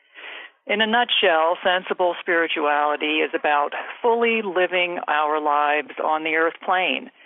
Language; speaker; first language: English; native; English